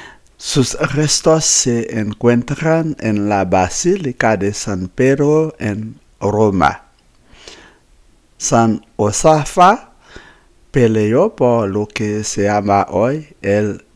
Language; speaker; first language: Spanish; non-native, fluent; Haitian Creole